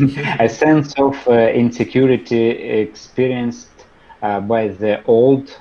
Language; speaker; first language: English; non-native, learner; Russian